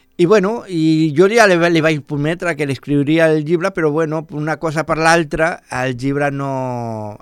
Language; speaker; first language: Catalan; non-native, local second language; Spanish